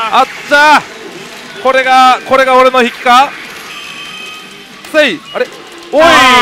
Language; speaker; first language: Japanese; native; Japanese